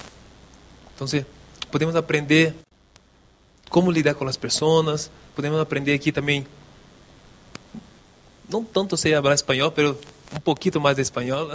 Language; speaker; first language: Spanish; non-native, local second language; Portuguese